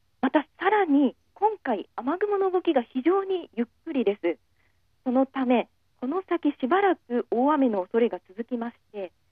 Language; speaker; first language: Japanese; native; Japanese